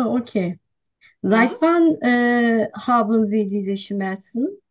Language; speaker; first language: German; non-native, learner; Turkish